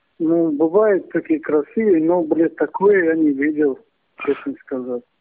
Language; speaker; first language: Russian; non-native, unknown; Turkish